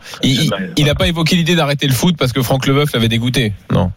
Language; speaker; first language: French; native; French